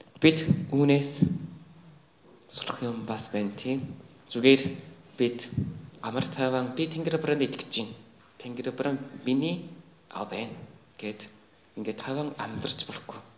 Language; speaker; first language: Mongolian; non-native, fluent; Korean